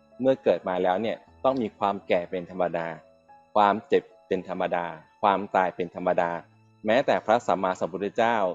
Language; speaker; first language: Thai; native; Thai